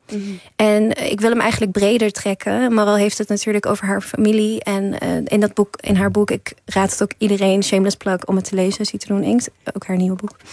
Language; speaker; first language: Dutch; early bilingual, other home language; Persian